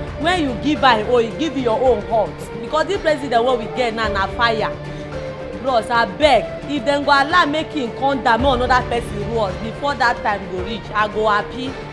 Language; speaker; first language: Nigerian Pidgin; non-native, local second language; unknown